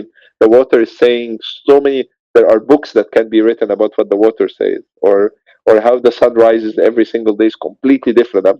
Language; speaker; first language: English; non-native, fluent; Arabic